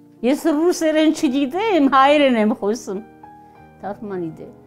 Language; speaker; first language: Russian; non-native, learner; Armenian